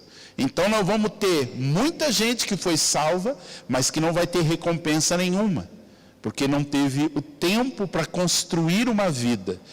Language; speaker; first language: Portuguese; native; Portuguese